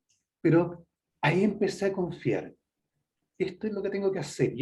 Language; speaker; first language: Spanish; native; Spanish